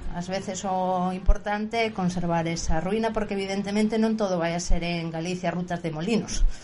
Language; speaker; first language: Galician; native; Galician